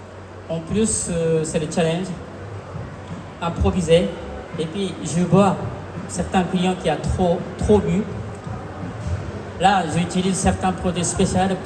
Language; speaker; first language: French; non-native, fluent; Japanese